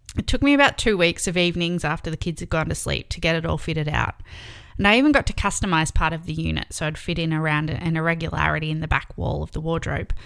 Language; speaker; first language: English; native; English